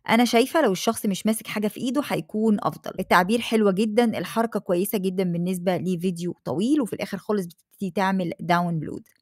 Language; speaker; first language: Arabic; native; Arabic